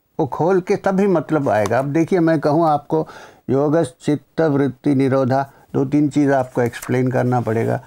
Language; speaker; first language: Hindi; non-native, local second language; Malayalam